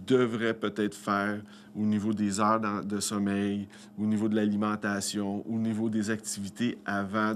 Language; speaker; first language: French; native; French